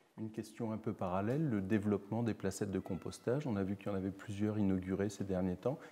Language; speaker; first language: French; native; French